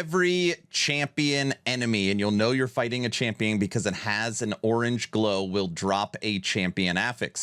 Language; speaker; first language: English; native; English